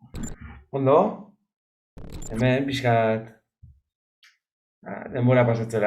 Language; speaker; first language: Basque; non-native, local second language; Spanish